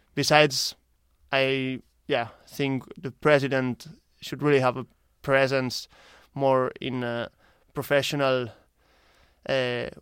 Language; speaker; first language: English; non-native, fluent; Spanish